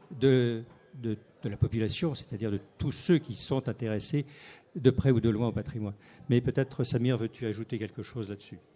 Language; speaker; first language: French; native; French